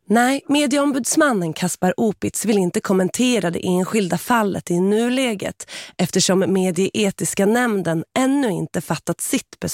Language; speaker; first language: Swedish; native; Swedish